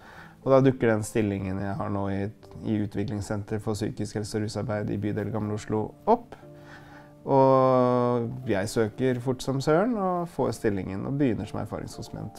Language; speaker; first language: Norwegian; native; Norwegian